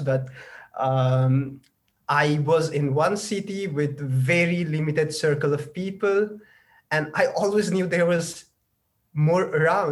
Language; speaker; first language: English; non-native, local second language; Nepali